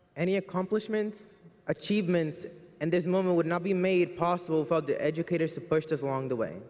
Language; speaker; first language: English; early bilingual, other home language; Spanish